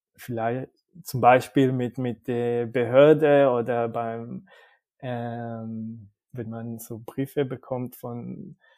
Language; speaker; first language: German; non-native, fluent; Hebrew